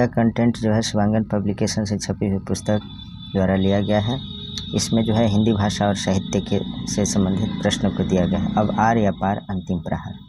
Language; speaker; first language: Hindi; native; Hindi